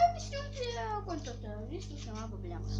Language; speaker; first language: Russian; non-native, learner; Lithuanian